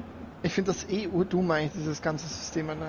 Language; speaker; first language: German; native; German